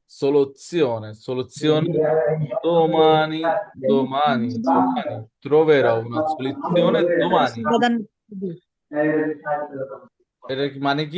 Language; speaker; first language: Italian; non-native, learner; Bangla